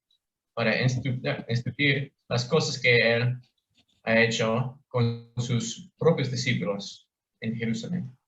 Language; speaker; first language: Spanish; non-native, fluent; English